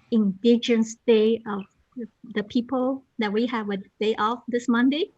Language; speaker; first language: English; non-native, fluent; Chinese